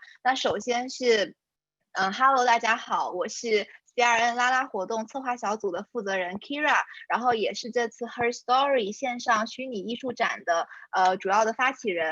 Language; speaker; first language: Chinese; native; Chinese